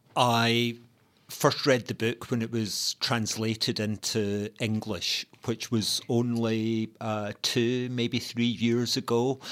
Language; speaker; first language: English; native; English